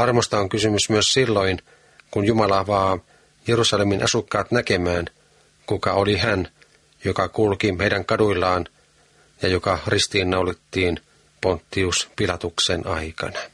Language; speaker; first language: Finnish; native; Finnish